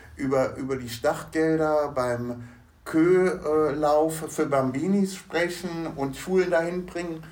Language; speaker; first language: German; native; German